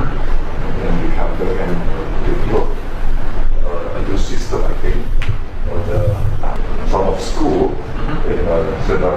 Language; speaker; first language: English; non-native, learner; Indonesian